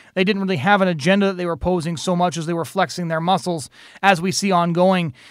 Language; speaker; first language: English; native; English